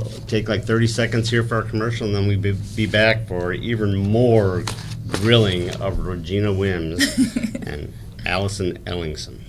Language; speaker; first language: English; native; English